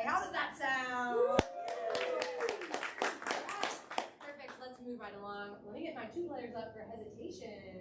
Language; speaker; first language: English; native; English